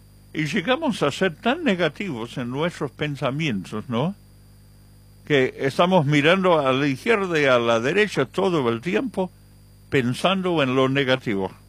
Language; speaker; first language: Spanish; non-native, fluent; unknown